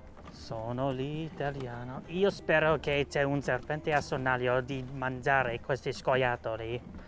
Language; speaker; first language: Italian; non-native, learner; English